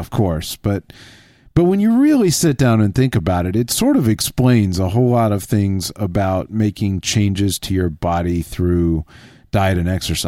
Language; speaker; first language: English; native; English